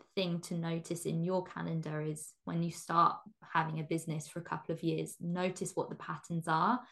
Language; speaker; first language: English; native; English